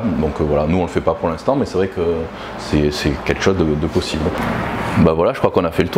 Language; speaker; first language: French; native; French